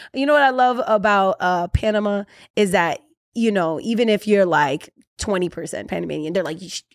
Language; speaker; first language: English; native; English